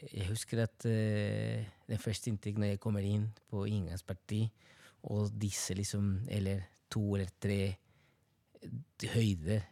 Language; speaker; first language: Norwegian; non-native, fluent; Spanish